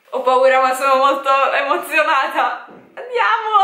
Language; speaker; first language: Italian; native; Italian